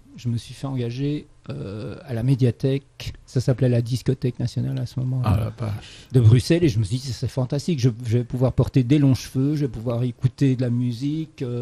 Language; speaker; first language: French; native; French